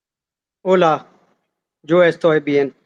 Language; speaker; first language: Spanish; non-native, learner; Hindi